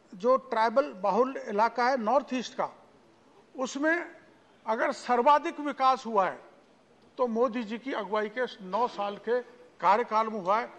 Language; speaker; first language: Hindi; native; Hindi